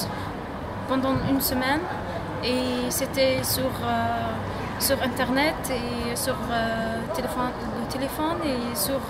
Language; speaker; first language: French; non-native, learner; Arabic